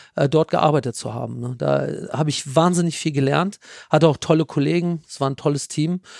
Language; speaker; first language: German; native; German